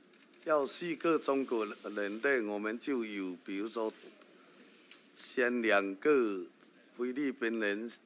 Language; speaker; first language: Chinese; early bilingual, heritage; Chinese